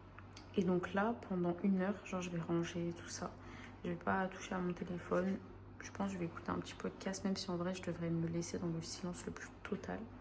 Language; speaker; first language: French; native; French